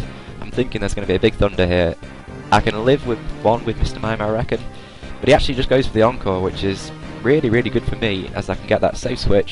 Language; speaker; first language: English; native; English